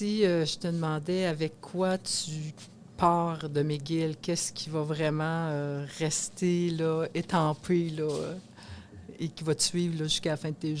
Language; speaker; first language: French; native; French